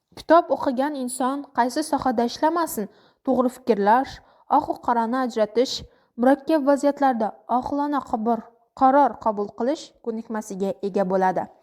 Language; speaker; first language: Uzbek; non-native, local second language; Kara-Kalpak